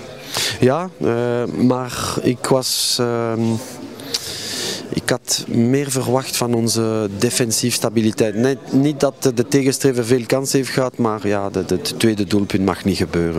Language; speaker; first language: Dutch; non-native, local second language; French